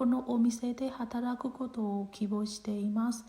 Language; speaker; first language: Japanese; non-native, fluent; Burmese